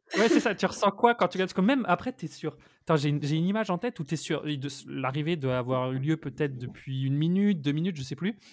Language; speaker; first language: French; native; French